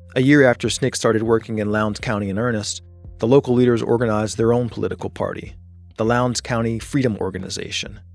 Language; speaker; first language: English; native; English